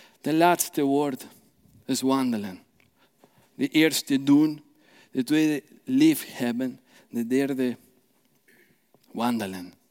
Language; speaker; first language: Dutch; non-native, fluent; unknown